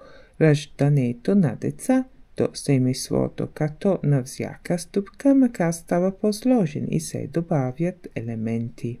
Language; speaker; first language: Bulgarian; non-native, learner; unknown